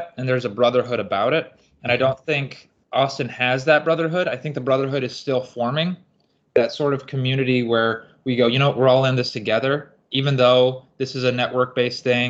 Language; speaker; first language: English; native; English